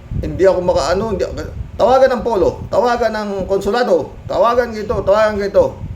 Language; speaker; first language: Filipino; native; Filipino